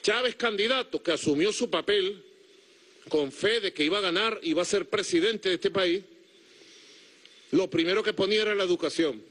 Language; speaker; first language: Spanish; native; Spanish